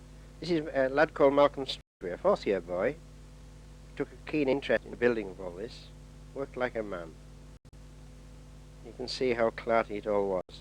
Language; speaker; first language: English; native; English